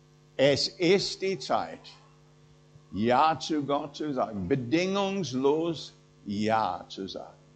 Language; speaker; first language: German; non-native, fluent; English